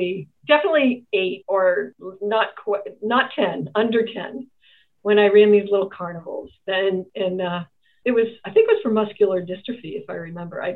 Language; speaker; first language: English; native; English